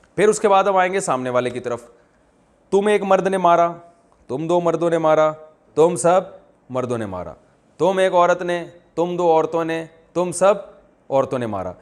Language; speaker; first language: Urdu; native; Urdu